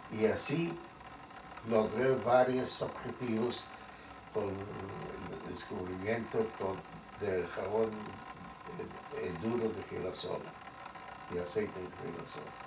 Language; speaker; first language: Spanish; non-native, fluent; Yiddish